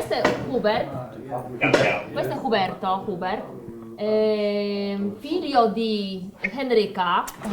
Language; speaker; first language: Italian; non-native, learner; Polish